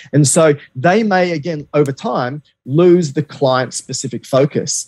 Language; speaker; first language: English; native; English